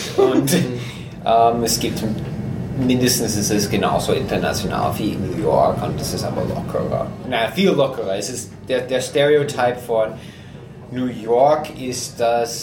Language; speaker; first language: German; non-native, fluent; English